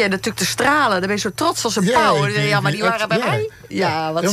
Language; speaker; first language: Dutch; native; Dutch